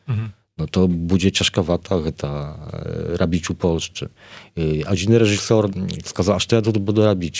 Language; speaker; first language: Polish; non-native, learner; Belarusian